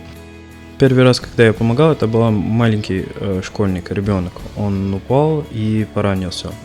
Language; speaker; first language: Russian; non-native, fluent; Arabic